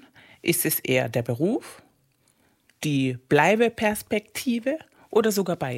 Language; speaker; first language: German; non-native, fluent; Spanish